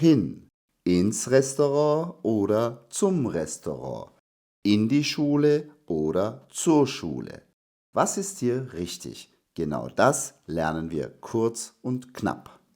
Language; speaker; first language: German; non-native, fluent; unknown